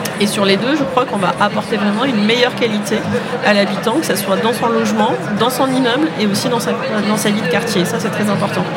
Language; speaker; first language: French; native; French